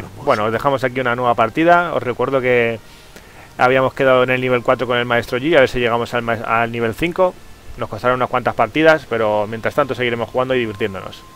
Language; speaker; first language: Spanish; native; Spanish